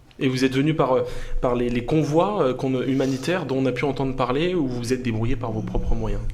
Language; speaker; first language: French; native; French